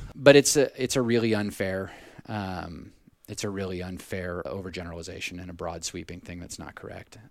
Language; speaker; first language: English; native; English